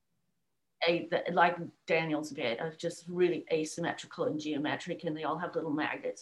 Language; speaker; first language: English; native; English